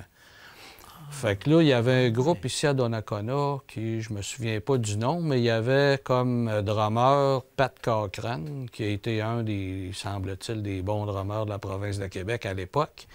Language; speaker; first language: French; native; French